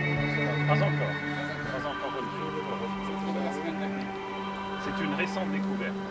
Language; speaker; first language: French; native; French